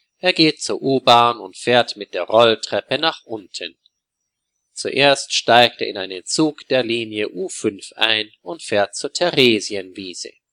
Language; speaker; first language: German; native; German